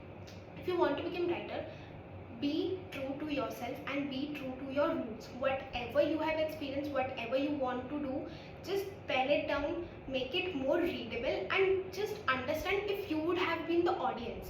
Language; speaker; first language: English; non-native, local second language; Hindi